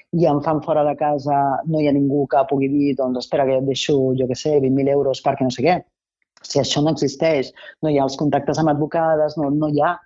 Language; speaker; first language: Catalan; non-native, local second language; Spanish